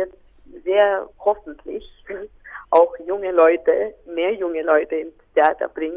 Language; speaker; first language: German; non-native, local second language; Romanian